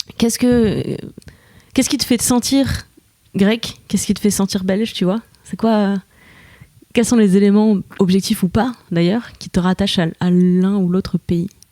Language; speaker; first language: French; native; French